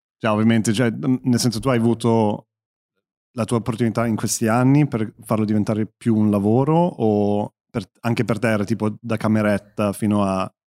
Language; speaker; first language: Italian; early bilingual, other home language; English